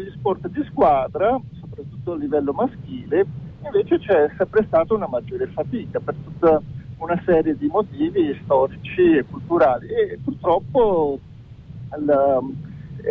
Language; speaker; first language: Italian; early bilingual, other home language; Chinese